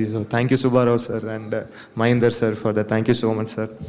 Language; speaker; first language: Telugu; non-native, local second language; Tamil